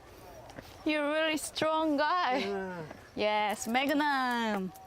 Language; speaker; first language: English; non-native, learner; Korean